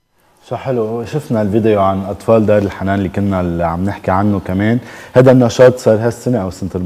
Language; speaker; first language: Arabic; native; Arabic